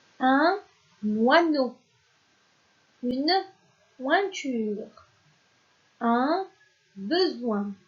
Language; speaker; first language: French; non-native, local second language; Arabic